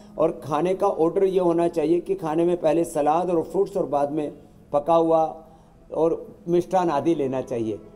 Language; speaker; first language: Hindi; native; Hindi